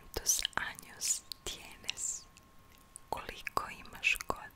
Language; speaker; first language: Spanish; non-native, learner; Serbian